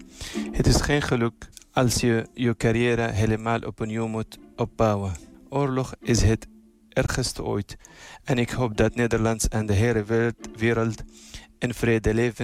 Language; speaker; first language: Dutch; non-native, fluent; Arabic